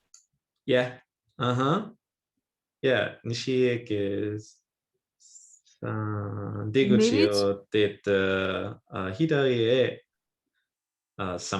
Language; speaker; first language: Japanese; non-native, fluent; English